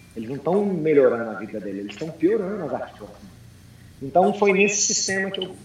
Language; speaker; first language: Portuguese; early bilingual, heritage; Portuguese